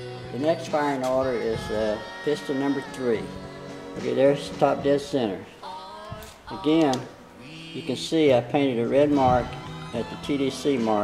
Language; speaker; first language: English; native; English